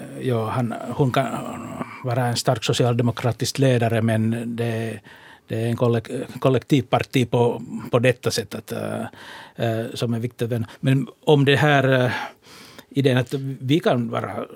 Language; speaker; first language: Swedish; non-native, local second language; Finnish